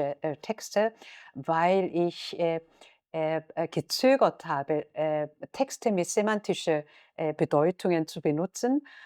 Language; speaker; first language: German; non-native, fluent; Korean